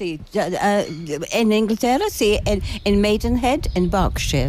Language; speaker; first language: Spanish; non-native, learner; English